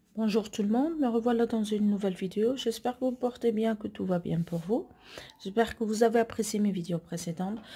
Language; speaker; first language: French; non-native, local second language; Arabic